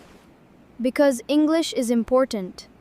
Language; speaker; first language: English; non-native, learner; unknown